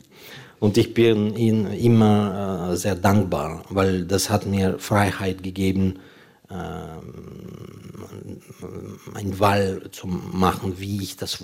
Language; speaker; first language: German; non-native, fluent; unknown